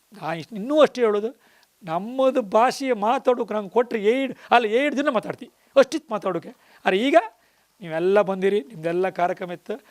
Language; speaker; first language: Kannada; native; Kannada